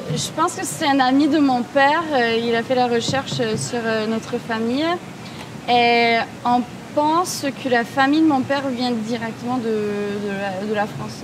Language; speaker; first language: French; non-native, local second language; English